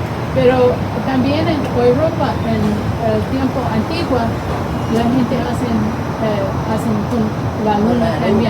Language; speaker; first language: Spanish; non-native, learner; English